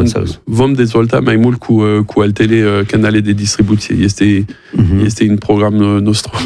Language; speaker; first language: Romanian; non-native, learner; French